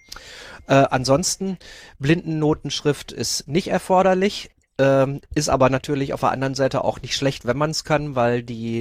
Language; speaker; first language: German; native; German